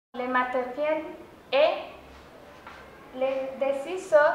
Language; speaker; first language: French; non-native, fluent; Spanish